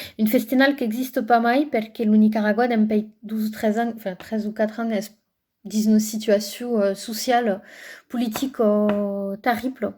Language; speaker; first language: Occitan; non-native, local second language; French